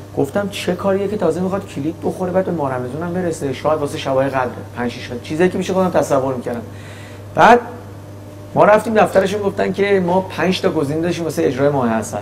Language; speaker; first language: Persian; native; Persian